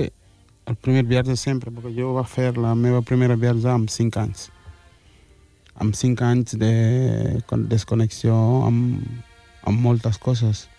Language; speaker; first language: Catalan; early bilingual, other home language; Wolof